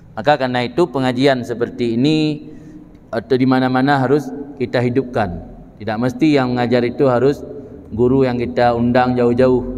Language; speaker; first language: Malay; non-native, local second language; Achinese